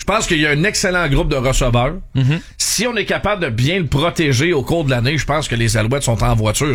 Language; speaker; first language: French; native; French